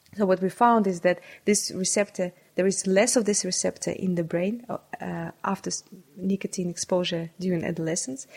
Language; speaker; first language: English; non-native, fluent; Russian